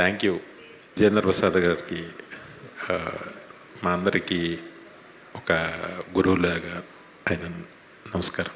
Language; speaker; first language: Telugu; native; Telugu